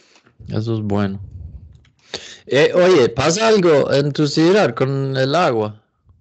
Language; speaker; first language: Spanish; non-native, learner; English